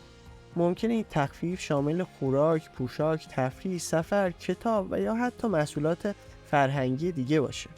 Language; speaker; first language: Persian; native; Persian